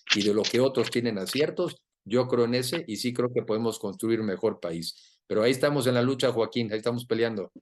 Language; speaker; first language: Spanish; native; Spanish